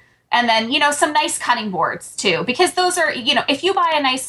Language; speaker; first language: English; native; English